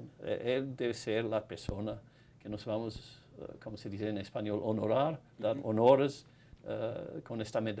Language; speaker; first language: Spanish; non-native, fluent; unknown